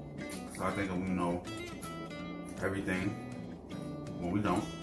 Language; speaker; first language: English; native; English